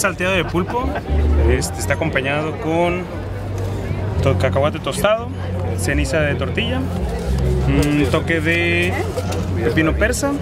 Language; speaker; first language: Spanish; native; Spanish